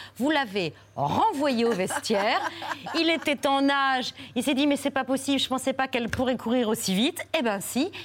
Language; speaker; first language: French; native; French